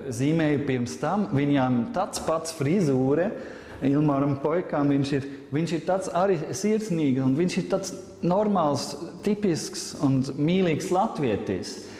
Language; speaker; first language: Latvian; non-native, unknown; German